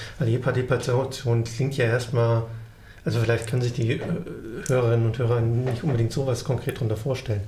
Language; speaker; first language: German; native; German